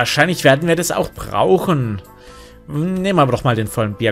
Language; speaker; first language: German; native; German